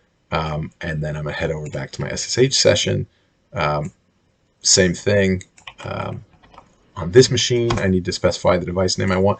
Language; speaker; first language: English; native; English